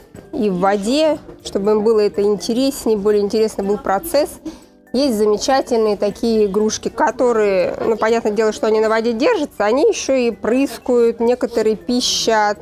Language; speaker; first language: Russian; native; Russian